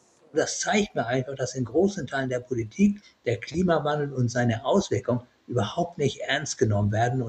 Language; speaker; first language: German; early bilingual, other home language; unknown